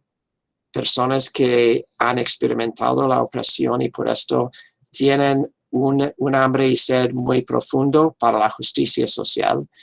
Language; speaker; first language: Spanish; non-native, fluent; English